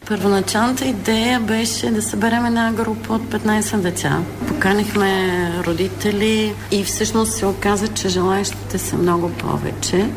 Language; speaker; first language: Bulgarian; non-native, local second language; Turkish